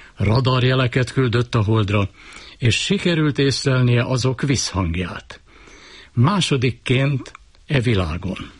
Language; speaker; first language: Hungarian; native; Hungarian